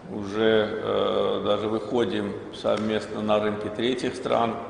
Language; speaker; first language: Russian; non-native, local second language; Azerbaijani